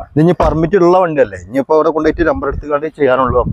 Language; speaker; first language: Malayalam; native; Malayalam